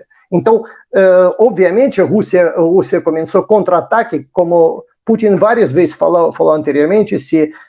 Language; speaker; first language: Portuguese; non-native, fluent; Russian